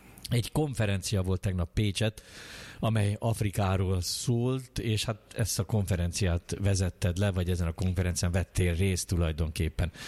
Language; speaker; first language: Hungarian; native; Hungarian